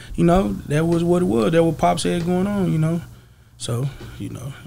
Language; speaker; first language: English; native; English